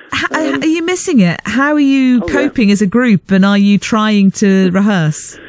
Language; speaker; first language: English; native; English